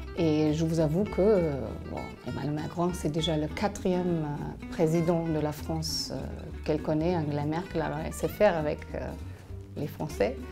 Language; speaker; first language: French; non-native, fluent; German